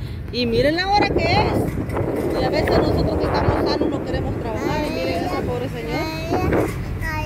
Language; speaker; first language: Spanish; native; Spanish